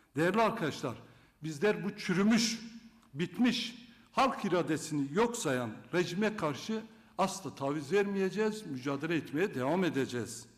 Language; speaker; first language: Turkish; non-native, local second language; Kurdish